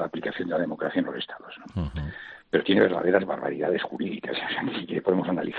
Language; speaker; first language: Spanish; non-native, local second language; Catalan